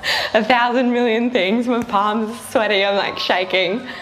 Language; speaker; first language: English; native; English